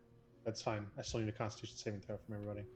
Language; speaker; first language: English; native; English